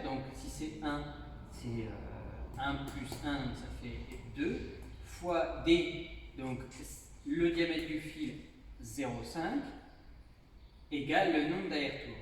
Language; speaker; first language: French; native; French